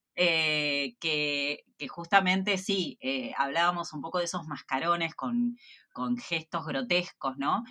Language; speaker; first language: Spanish; native; Spanish